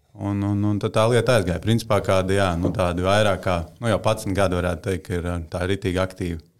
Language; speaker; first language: Latvian; native; Latvian